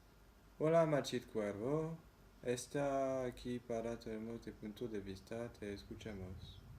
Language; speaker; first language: Spanish; non-native, learner; French